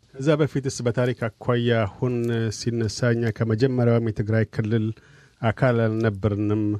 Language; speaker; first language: Amharic; native; Amharic